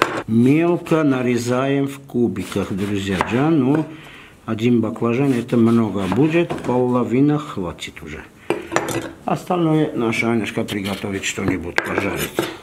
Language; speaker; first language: Russian; non-native, fluent; Armenian